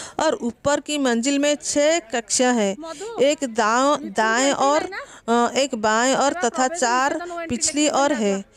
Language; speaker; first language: Hindi; non-native, local second language; Odia